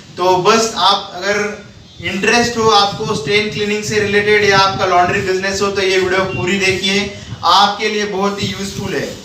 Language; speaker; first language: Hindi; non-native, local second language; Marathi